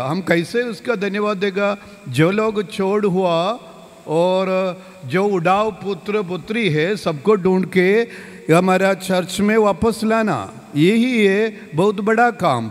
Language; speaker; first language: Hindi; non-native, local second language; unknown